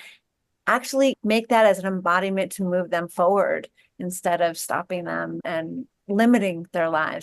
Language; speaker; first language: English; native; English